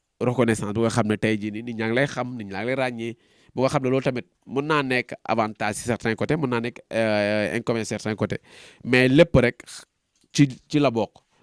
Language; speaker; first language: Wolof; non-native, local second language; Jola-Fonyi